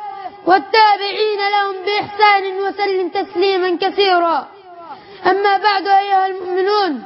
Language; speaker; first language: Arabic; native; Arabic